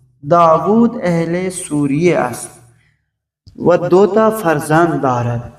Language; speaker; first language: Persian; non-native, fluent; Urdu